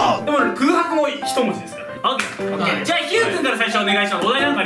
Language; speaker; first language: Japanese; native; Japanese